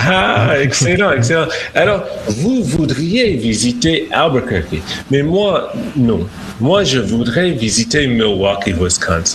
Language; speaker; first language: French; non-native, fluent; English